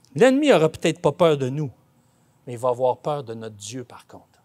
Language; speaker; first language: French; native; French